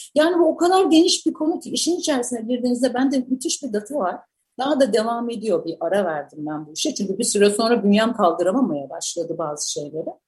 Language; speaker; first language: Turkish; native; Turkish